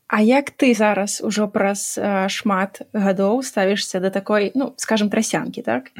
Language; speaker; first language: Belarusian; non-native, local second language; Russian